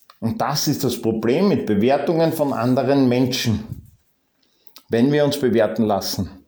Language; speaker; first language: German; native; German